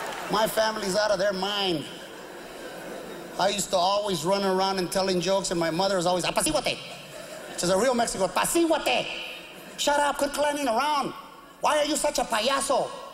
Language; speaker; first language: English; early bilingual, other home language; Spanish